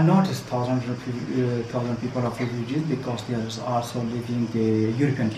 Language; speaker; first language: English; non-native, learner; Persian